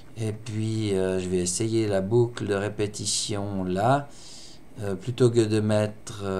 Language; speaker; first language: French; native; French